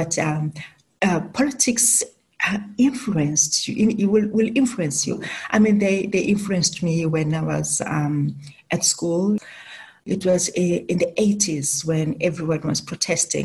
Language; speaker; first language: English; non-native, local second language; Southern Sotho